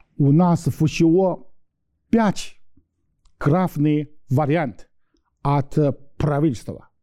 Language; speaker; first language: Russian; non-native, learner; Chinese